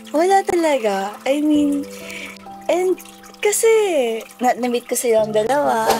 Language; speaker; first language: Filipino; native; Filipino